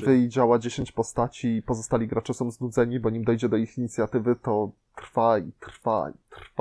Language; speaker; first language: Polish; native; Polish